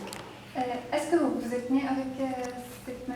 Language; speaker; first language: French; non-native, learner; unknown